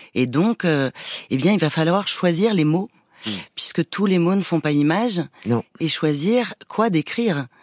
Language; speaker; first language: French; native; French